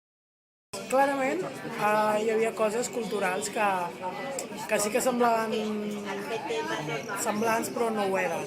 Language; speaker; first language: Catalan; non-native, fluent; Italian